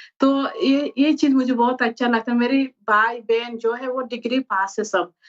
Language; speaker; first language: Urdu; non-native, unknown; Bangla